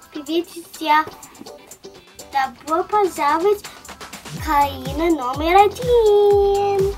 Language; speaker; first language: Russian; early bilingual, heritage; Russian